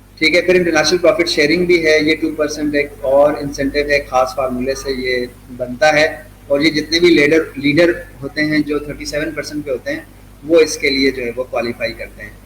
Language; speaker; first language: Urdu; native; Urdu